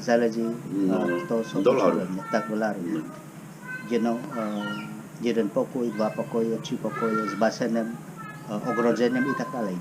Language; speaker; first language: Polish; non-native, fluent; Khmer